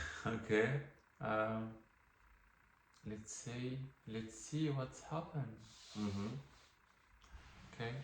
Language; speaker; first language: English; non-native, learner; French